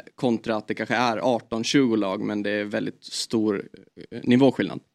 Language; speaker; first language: Swedish; native; Swedish